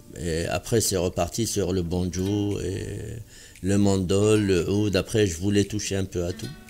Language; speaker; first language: French; non-native, local second language; Arabic